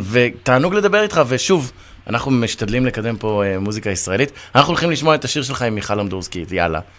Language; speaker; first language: Hebrew; native; Hebrew